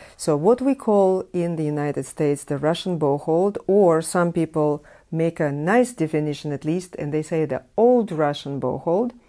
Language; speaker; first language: English; non-native, fluent; Russian